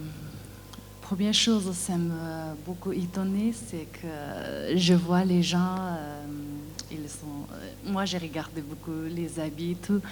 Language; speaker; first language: French; non-native, learner; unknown